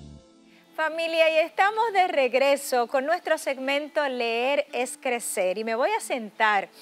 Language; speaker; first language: Spanish; native; Spanish